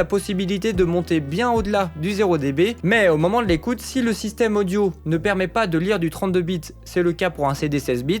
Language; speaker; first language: French; native; French